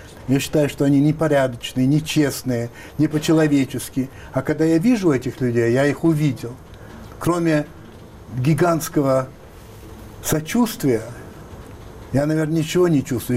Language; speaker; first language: Russian; non-native, fluent; French